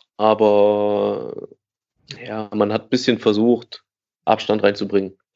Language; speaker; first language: German; native; German